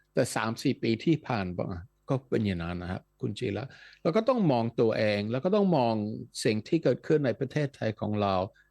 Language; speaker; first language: Thai; non-native, fluent; Dutch